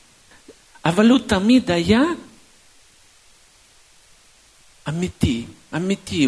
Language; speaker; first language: Hebrew; non-native, fluent; Russian